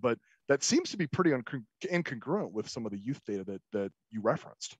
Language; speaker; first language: English; native; English